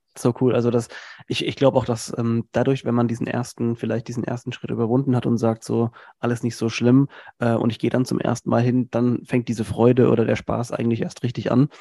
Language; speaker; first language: German; native; German